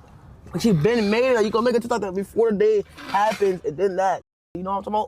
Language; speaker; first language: English; non-native, learner; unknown